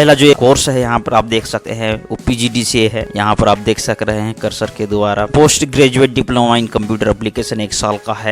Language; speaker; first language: Hindi; native; Hindi